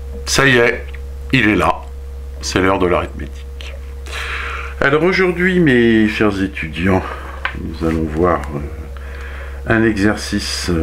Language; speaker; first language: French; native; French